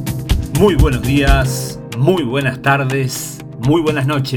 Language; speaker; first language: Spanish; native; Spanish